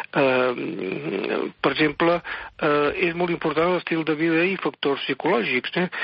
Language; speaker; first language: Catalan; native; Catalan